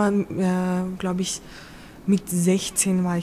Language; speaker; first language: German; early bilingual, other home language; Turkish